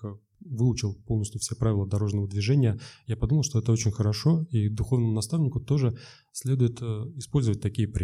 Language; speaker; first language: Russian; native; Russian